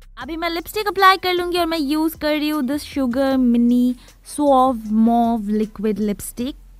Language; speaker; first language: Hindi; non-native, local second language; Bangla